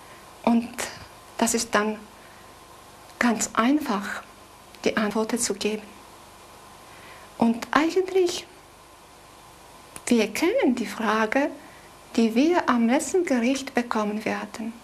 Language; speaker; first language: German; non-native, fluent; Polish